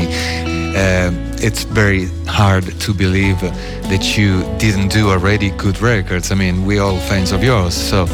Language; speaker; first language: English; non-native, fluent; Italian